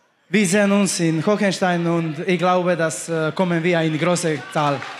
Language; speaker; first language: German; non-native, learner; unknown